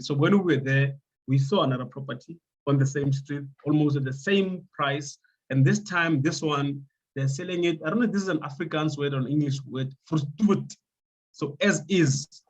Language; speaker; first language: English; non-native, local second language; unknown